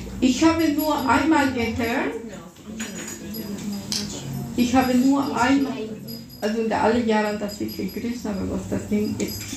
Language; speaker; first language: German; non-native, fluent; Russian